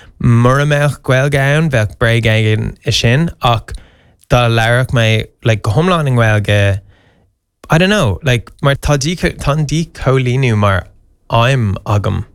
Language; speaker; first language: Irish; non-native, local second language; English